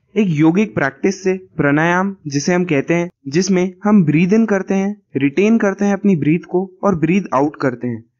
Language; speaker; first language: Hindi; non-native, local second language; Gujarati